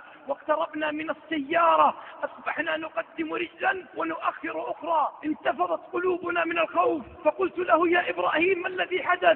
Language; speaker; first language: Arabic; native; Arabic